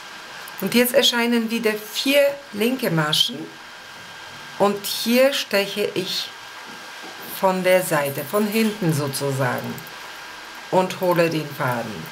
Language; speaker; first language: German; non-native, fluent; Polish